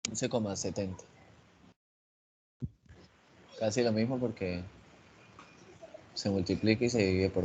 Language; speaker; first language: Spanish; native; Spanish